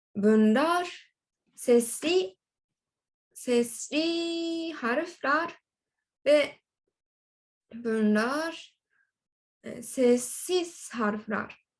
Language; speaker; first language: Turkish; non-native, learner; Japanese